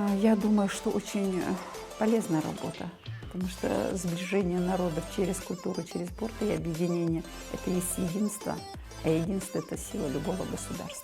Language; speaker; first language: Russian; non-native, local second language; Karachay-Balkar